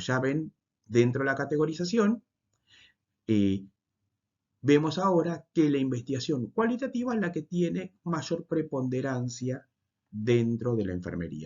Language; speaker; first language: Spanish; native; Spanish